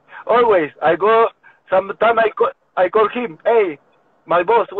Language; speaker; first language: English; non-native, learner; Spanish